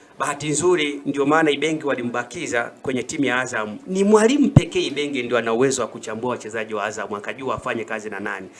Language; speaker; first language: Swahili; native; Swahili